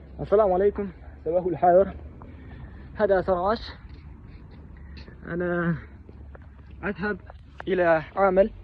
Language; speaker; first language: Arabic; non-native, learner; Kazakh